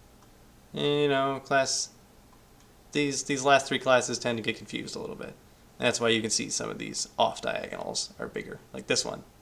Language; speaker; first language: English; native; English